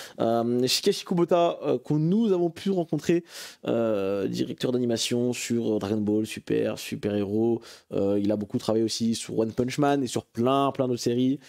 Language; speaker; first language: French; native; French